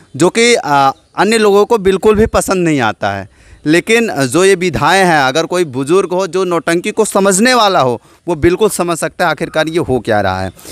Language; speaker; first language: Hindi; native; Hindi